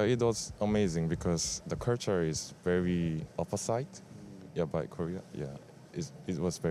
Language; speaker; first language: English; non-native, learner; Korean